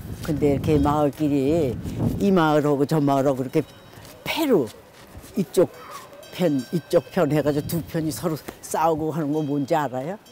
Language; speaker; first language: Korean; native; Korean